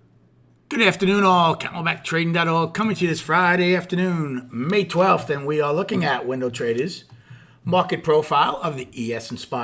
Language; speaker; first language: English; native; English